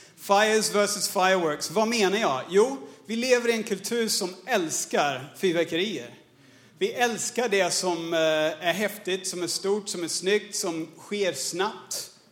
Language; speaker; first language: Swedish; non-native, fluent; English